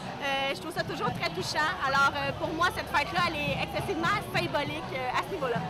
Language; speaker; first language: French; native; French